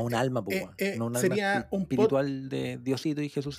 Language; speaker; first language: Spanish; native; Spanish